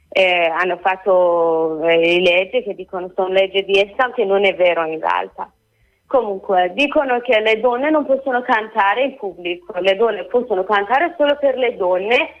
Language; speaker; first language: Italian; non-native, learner; Persian